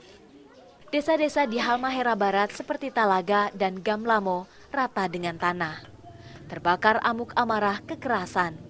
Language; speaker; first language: Indonesian; native; Indonesian